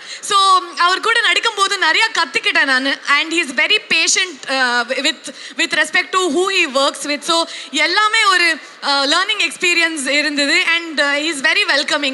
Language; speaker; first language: Tamil; non-native, local second language; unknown